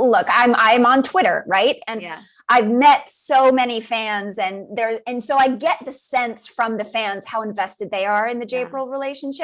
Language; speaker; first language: English; native; English